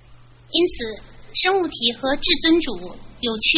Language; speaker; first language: Chinese; native; Chinese